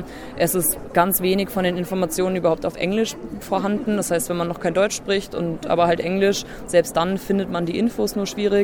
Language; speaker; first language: German; native; German